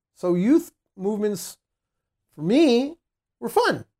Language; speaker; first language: English; native; English